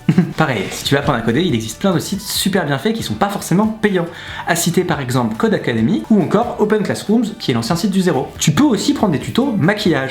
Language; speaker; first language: French; native; French